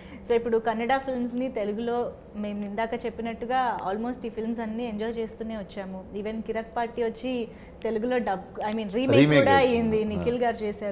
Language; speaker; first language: Telugu; native; Telugu